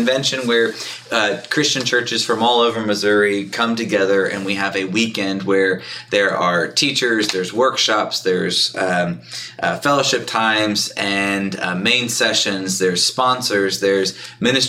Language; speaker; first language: English; native; English